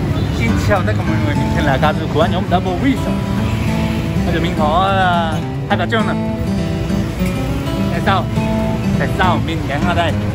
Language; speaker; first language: Vietnamese; non-native, learner; Japanese